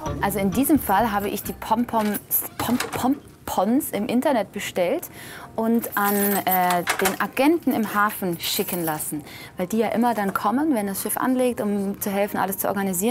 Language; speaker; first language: German; native; German